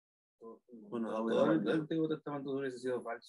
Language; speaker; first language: Spanish; native; Spanish